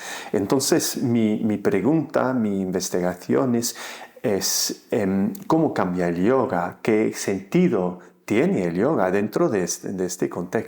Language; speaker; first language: Spanish; non-native, fluent; English